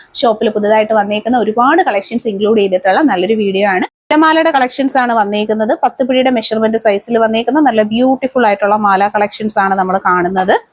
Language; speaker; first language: Malayalam; native; Malayalam